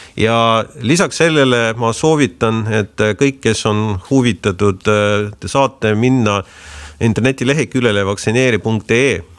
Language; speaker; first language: Estonian; non-native, local second language; Russian